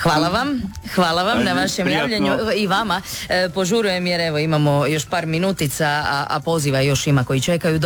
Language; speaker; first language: Serbian; native; Serbian